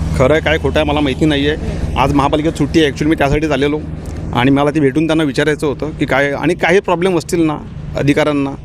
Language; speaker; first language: Marathi; native; Marathi